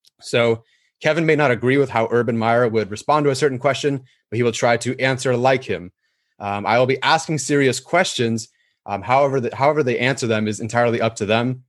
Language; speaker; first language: English; native; English